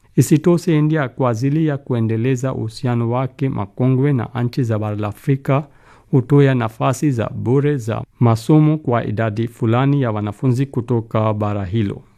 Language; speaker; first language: Swahili; non-native, fluent; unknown